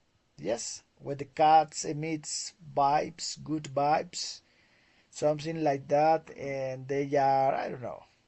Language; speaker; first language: English; non-native, learner; Spanish